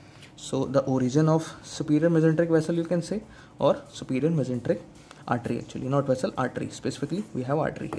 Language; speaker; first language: English; non-native, local second language; Hindi